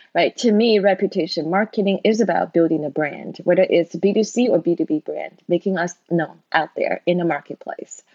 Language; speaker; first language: English; non-native, fluent; Chinese